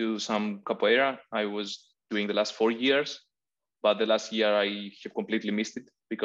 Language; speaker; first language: English; non-native, fluent; Greek